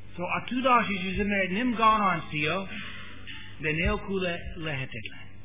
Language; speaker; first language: Hungarian; non-native, fluent; English